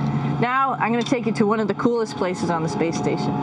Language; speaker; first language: English; native; English